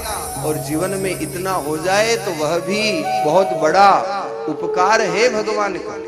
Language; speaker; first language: Hindi; native; Hindi